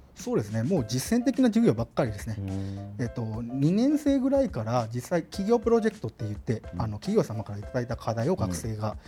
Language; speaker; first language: Japanese; non-native, fluent; Burmese